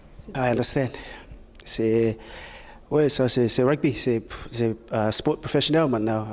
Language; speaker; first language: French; non-native, learner; English